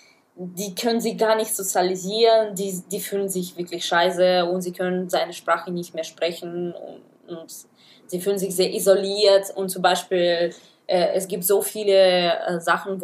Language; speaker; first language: German; non-native, fluent; Russian